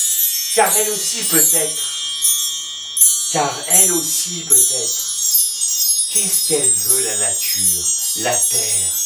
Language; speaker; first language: French; native; French